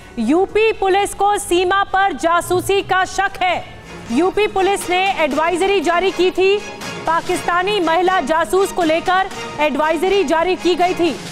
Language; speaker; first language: Hindi; native; Hindi